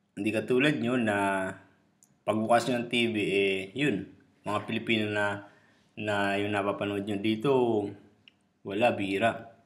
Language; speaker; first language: Filipino; native; Filipino